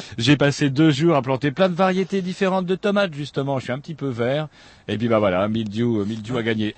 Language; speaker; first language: French; native; French